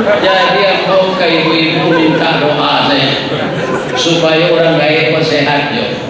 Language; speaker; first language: Malay; non-native, local second language; Minangkabau